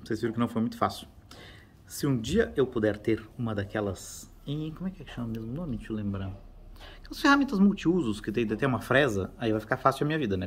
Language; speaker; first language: Portuguese; native; Portuguese